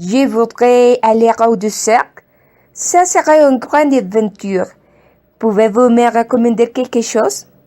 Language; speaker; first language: French; non-native, learner; Spanish